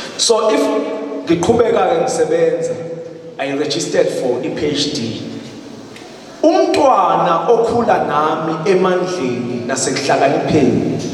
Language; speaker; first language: Zulu; native; Zulu